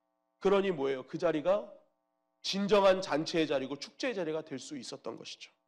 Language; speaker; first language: Korean; native; Korean